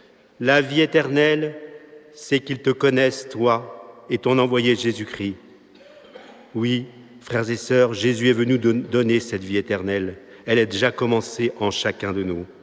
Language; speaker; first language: French; native; French